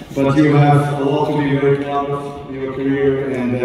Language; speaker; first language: English; non-native, fluent; Serbian